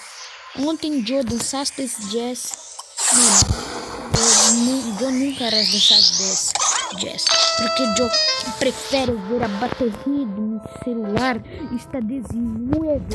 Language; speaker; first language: Spanish; non-native, learner; Portuguese